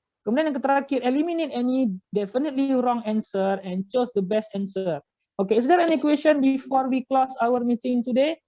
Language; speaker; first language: English; non-native, fluent; Indonesian